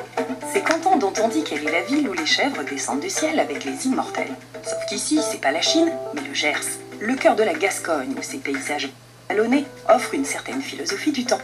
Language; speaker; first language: French; native; French